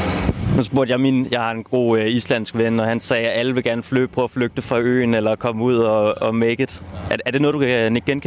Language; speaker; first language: Danish; native; Danish